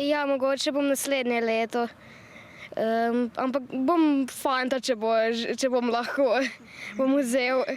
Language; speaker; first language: Slovenian; non-native, local second language; German